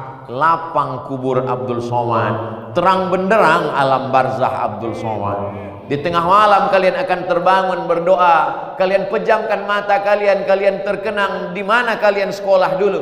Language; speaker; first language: Indonesian; non-native, local second language; Malay